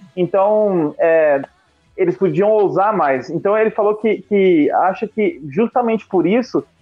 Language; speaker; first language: Portuguese; native; Portuguese